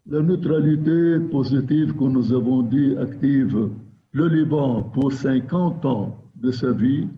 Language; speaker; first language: French; non-native, local second language; Arabic